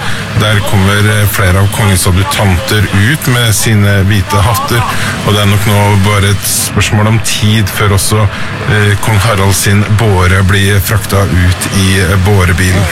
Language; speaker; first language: Norwegian; native; Norwegian